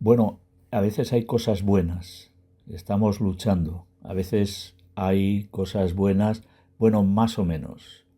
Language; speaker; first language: Spanish; non-native, learner; Berber languages